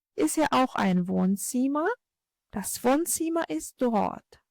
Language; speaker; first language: German; non-native, fluent; Ukrainian